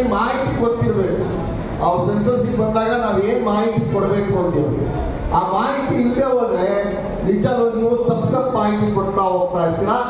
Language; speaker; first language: Kannada; non-native, local second language; Marathi